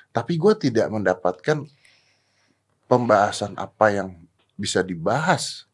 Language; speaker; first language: Indonesian; native; Indonesian